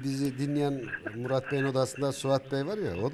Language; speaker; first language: Turkish; native; Turkish